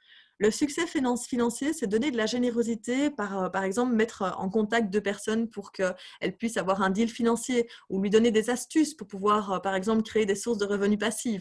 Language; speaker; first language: French; native; French